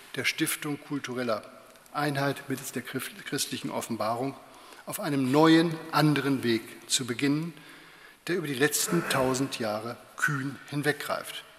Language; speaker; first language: German; native; German